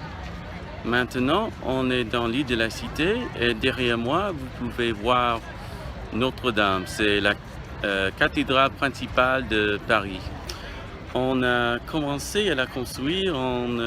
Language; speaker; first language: French; non-native, fluent; English